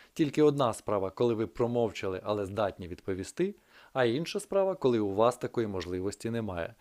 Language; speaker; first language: Ukrainian; native; Ukrainian